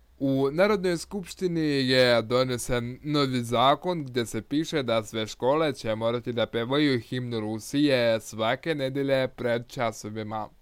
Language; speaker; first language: Croatian; non-native, learner; Russian